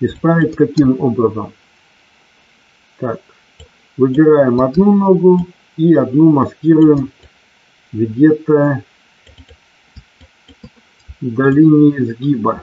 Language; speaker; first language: Russian; native; Russian